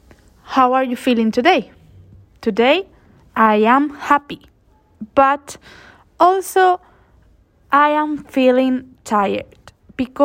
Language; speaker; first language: English; non-native, fluent; Spanish